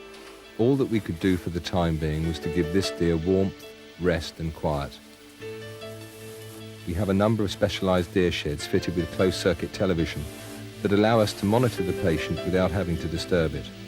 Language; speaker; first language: English; native; English